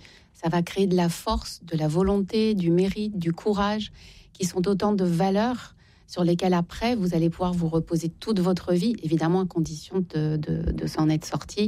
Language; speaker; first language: French; native; French